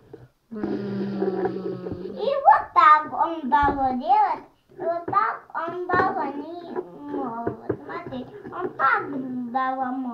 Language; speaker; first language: Russian; native; Russian